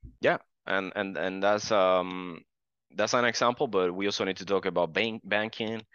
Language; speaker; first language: English; non-native, fluent; Spanish